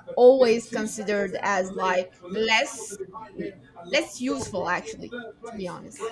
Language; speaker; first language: English; non-native, fluent; Arabic